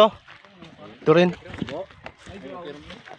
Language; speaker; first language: Filipino; non-native, local second language; Cebuano